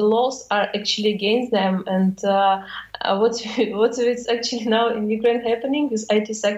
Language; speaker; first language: English; non-native, fluent; Ukrainian